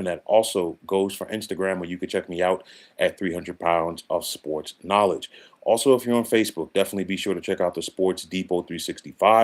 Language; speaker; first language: English; native; English